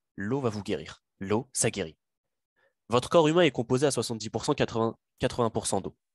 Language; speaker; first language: French; native; French